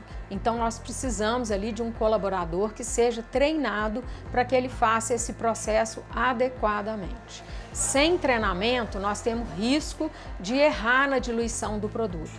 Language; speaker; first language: Portuguese; native; Portuguese